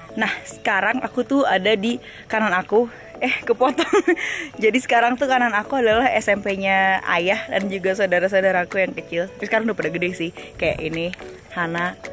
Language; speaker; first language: Indonesian; native; Indonesian